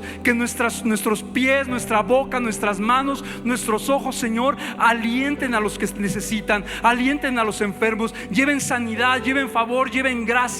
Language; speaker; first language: Spanish; native; Spanish